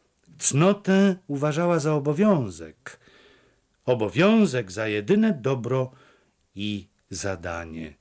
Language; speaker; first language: Polish; native; Polish